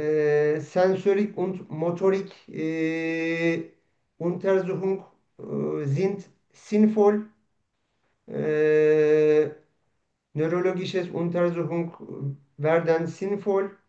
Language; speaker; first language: German; non-native, learner; Turkish